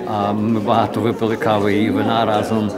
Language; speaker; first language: Ukrainian; early bilingual, heritage; Ukrainian